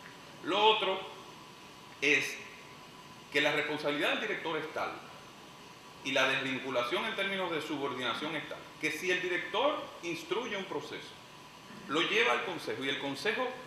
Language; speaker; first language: Spanish; native; Spanish